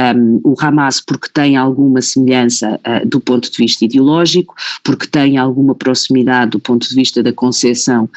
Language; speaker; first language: Portuguese; native; Portuguese